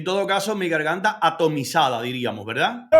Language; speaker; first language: Spanish; native; Spanish